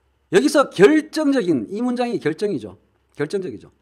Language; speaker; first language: Korean; native; Korean